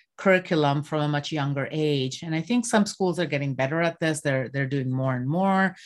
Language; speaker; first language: English; non-native, local second language; Bangla